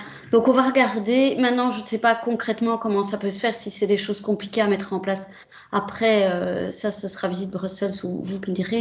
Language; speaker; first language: French; native; French